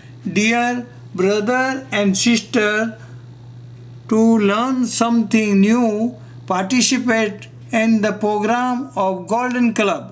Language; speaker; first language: Hindi; non-native, local second language; Gujarati